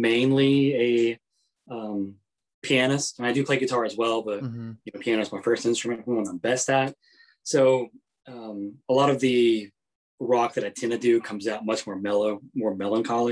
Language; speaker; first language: English; native; English